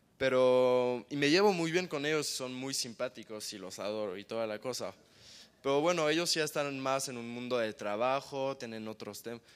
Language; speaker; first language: Spanish; early bilingual, heritage; Spanish